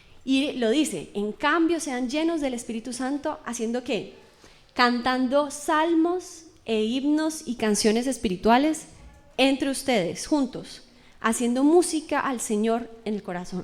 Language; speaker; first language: Spanish; native; Spanish